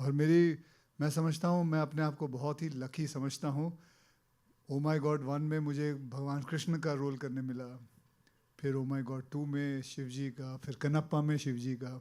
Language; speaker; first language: Hindi; native; Hindi